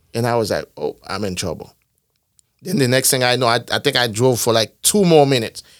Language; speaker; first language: English; non-native, fluent; Haitian Creole